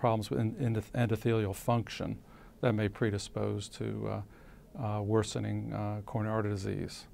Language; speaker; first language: English; native; English